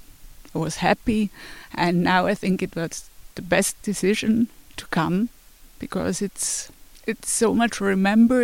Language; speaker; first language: English; non-native, fluent; German